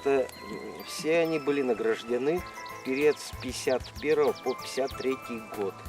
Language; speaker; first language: Russian; native; Russian